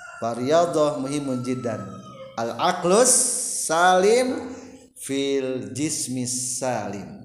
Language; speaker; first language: Arabic; non-native, fluent; Indonesian